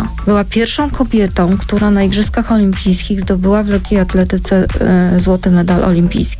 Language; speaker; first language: Polish; native; Polish